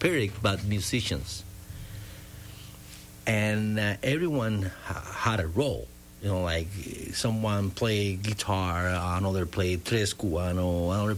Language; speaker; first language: English; non-native, fluent; Spanish